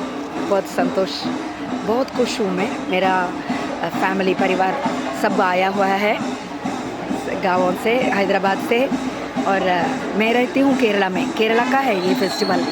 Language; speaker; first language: Hindi; non-native, local second language; Malayalam